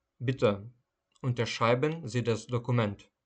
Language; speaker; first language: German; non-native, fluent; Ukrainian